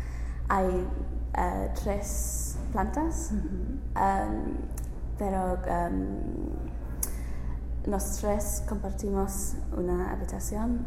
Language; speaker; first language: Spanish; non-native, learner; English